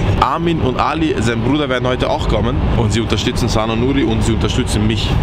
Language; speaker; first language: German; early bilingual, other home language; Persian